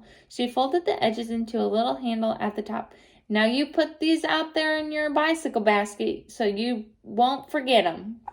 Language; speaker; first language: English; native; English